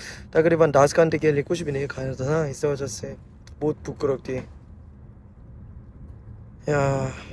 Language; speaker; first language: Hindi; non-native, learner; Korean